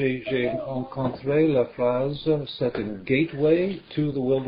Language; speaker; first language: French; non-native, learner; English